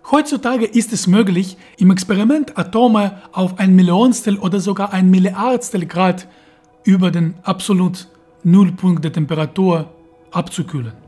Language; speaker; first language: German; non-native, fluent; Russian